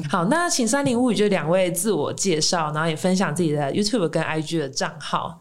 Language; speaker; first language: Chinese; native; Chinese